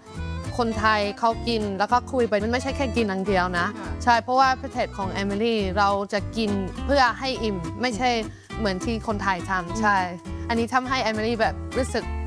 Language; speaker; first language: Thai; non-native, fluent; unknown